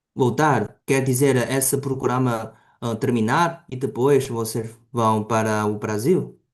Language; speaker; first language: Portuguese; non-native, fluent; Chinese